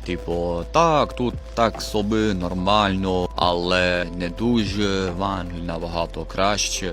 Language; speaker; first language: Ukrainian; non-native, fluent; English